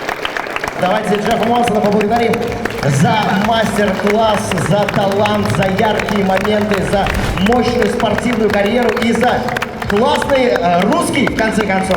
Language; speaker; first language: Russian; native; Russian